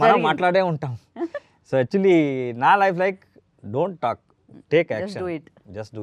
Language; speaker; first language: Telugu; non-native, learner; Kannada